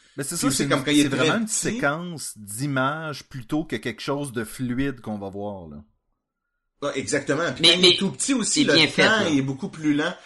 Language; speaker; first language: French; native; French